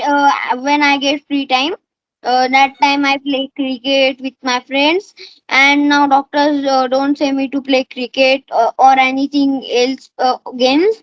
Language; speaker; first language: English; non-native, learner; Marathi